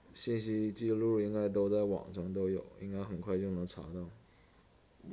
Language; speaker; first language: Chinese; native; Chinese